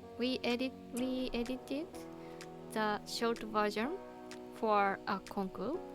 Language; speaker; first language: English; non-native, learner; Japanese